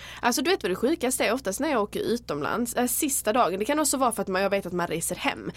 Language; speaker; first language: Swedish; native; Swedish